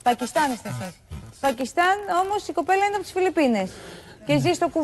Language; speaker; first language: Greek; native; Greek